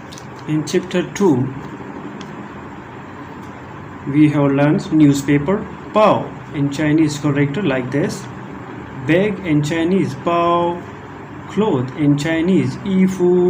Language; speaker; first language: English; non-native, local second language; Urdu